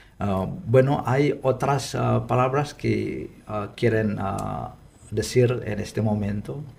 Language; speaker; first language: Spanish; non-native, fluent; Indonesian